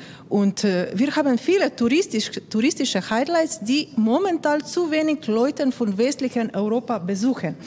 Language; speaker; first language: German; non-native, learner; Slovenian